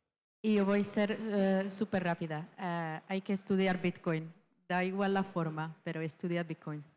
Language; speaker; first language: Spanish; non-native, fluent; Czech